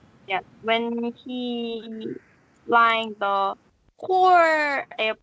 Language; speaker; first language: English; non-native, learner; Korean